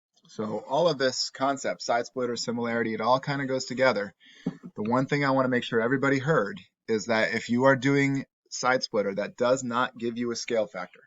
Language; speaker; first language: English; native; English